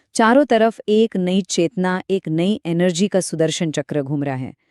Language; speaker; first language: Hindi; non-native, local second language; Marathi